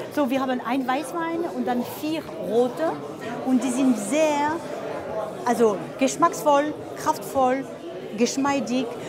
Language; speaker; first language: German; non-native, fluent; French